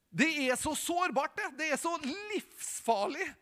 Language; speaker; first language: Norwegian; native; Norwegian